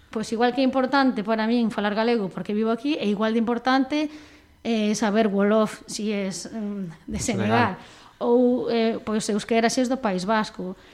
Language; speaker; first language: Galician; native; Galician